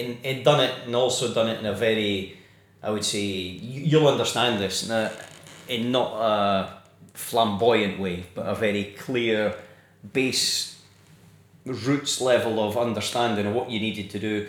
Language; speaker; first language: English; native; English